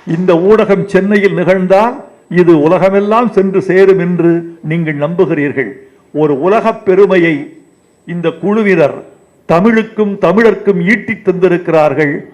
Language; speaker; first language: Tamil; native; Tamil